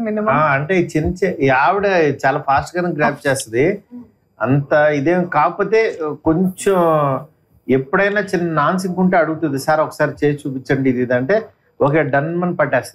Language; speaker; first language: Telugu; native; Telugu